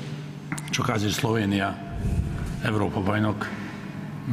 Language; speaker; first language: Hungarian; non-native, learner; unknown